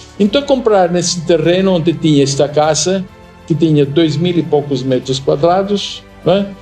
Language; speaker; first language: Portuguese; non-native, fluent; Italian